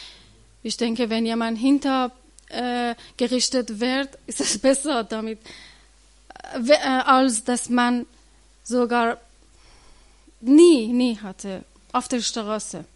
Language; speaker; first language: German; non-native, learner; Persian